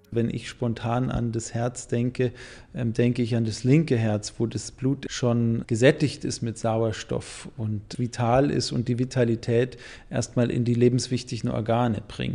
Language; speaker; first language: German; native; German